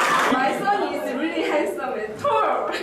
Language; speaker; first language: English; non-native, learner; Korean